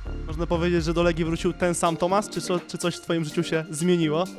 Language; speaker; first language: Polish; native; Polish